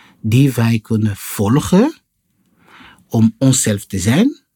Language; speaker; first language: Dutch; non-native, fluent; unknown